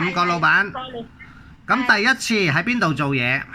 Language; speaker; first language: Cantonese; native; Cantonese